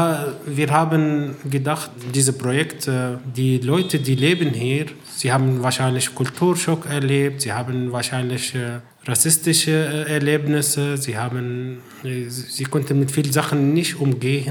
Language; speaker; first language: German; non-native, fluent; Arabic